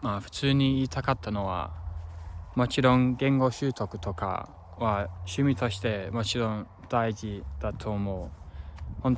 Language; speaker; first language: Japanese; non-native, fluent; English